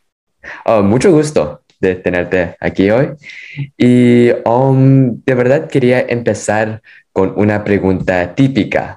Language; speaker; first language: Spanish; non-native, fluent; English